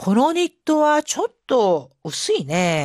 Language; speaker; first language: Japanese; non-native, fluent; Korean